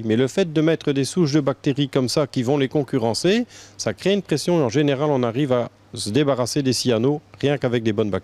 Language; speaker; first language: French; native; French